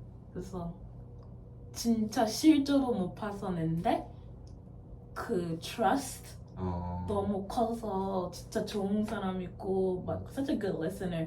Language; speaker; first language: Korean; non-native, fluent; English